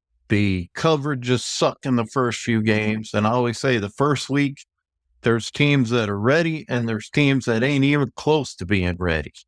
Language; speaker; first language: English; native; English